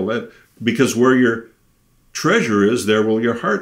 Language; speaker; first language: English; native; English